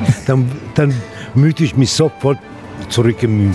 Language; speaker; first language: German; non-native, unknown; Italian